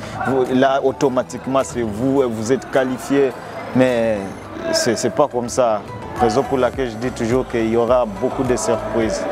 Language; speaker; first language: French; non-native, local second language; Rundi